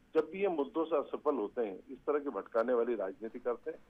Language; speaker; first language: Hindi; native; Hindi